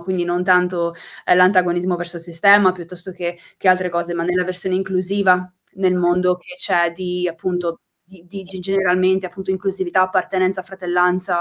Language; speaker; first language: Italian; native; Italian